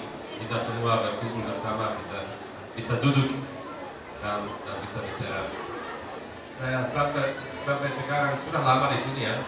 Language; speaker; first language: Indonesian; non-native, fluent; Slovak